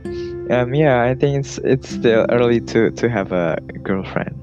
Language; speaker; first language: English; non-native, learner; Indonesian